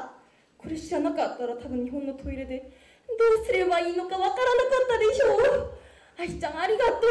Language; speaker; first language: Japanese; non-native, fluent; Korean